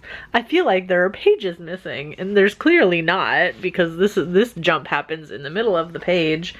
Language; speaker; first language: English; native; English